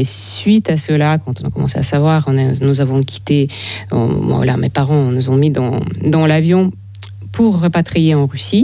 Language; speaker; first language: French; non-native, fluent; Russian